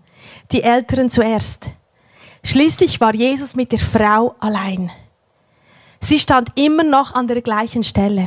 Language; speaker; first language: German; native; German